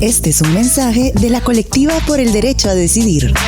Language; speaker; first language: Spanish; native; Spanish